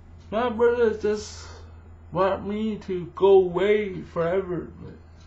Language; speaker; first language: English; early bilingual, other home language; Vietnamese